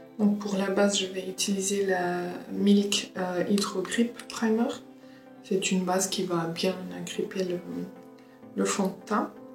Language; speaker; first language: French; early bilingual, other home language; Portuguese